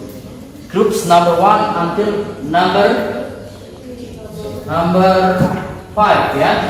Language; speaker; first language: English; non-native, learner; Indonesian